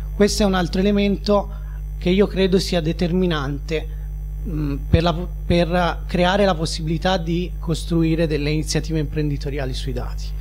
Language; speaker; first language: Italian; native; Italian